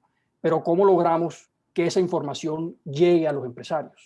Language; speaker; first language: Spanish; native; Spanish